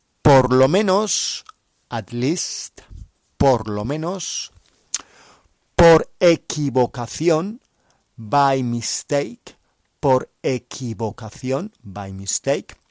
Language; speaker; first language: Spanish; non-native, fluent; English